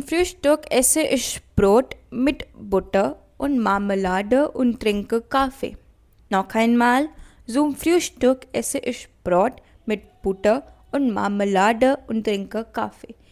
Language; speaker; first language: German; non-native, learner; Hindi